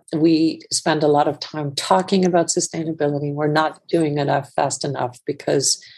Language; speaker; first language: English; non-native, fluent; Icelandic